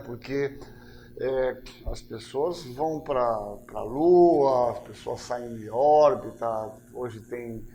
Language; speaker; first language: Portuguese; native; Portuguese